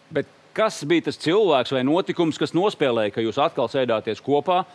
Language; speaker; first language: Latvian; native; Latvian